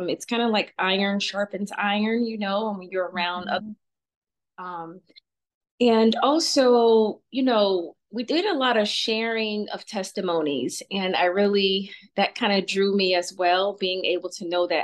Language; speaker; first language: English; native; English